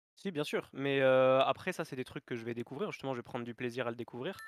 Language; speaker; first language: French; native; French